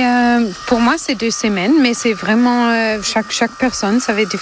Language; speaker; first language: French; non-native, learner; German